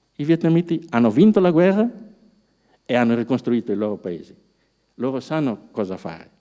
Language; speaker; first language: Italian; non-native, fluent; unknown